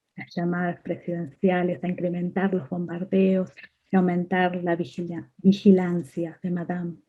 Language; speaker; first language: Spanish; native; Spanish